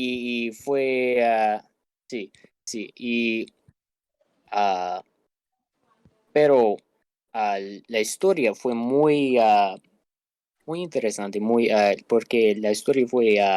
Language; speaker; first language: Spanish; non-native, learner; English